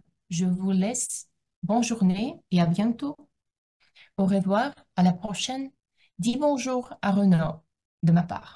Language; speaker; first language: French; non-native, learner; Russian